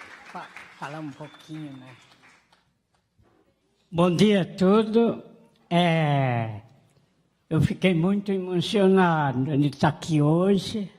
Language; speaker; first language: Portuguese; non-native, local second language; Guarani